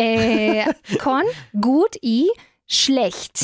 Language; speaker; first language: German; non-native, fluent; Spanish